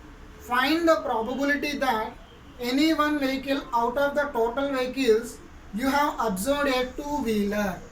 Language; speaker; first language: English; non-native, local second language; Telugu